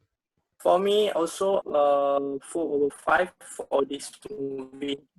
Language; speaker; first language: English; non-native, local second language; Malay